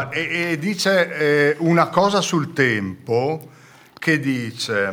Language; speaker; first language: Italian; native; Italian